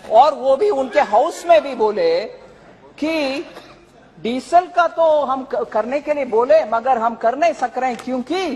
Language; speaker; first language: Hindi; non-native, local second language; Tamil